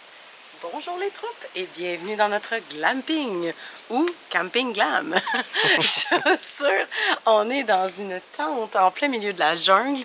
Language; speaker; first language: French; native; French